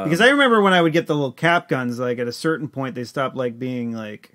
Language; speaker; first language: English; native; English